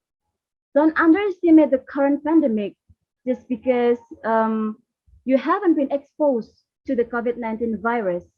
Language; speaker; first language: English; non-native, fluent; Indonesian